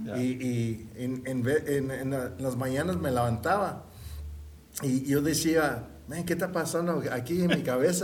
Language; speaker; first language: Spanish; early bilingual, heritage; Spanish